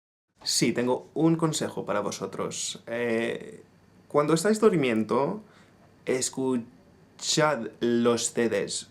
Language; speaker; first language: Spanish; non-native, fluent; English